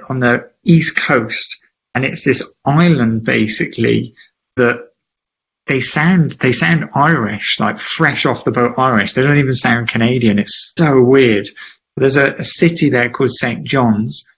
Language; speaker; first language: English; native; English